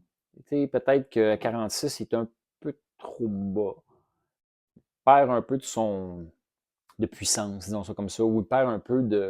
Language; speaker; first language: French; native; French